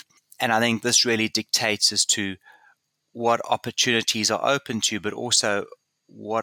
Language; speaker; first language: English; native; English